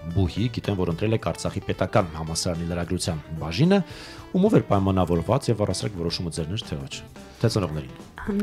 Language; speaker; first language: Armenian; native; Armenian